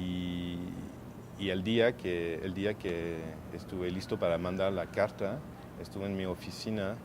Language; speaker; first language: Spanish; non-native, fluent; French